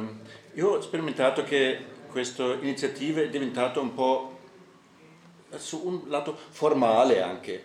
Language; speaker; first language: Italian; non-native, fluent; German